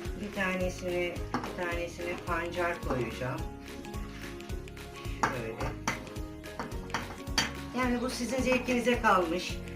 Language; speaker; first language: Turkish; native; Turkish